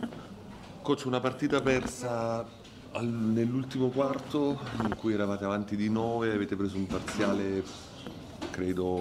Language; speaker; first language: Italian; native; Italian